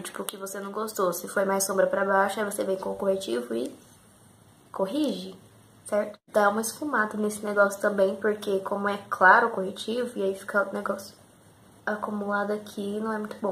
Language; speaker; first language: Portuguese; native; Portuguese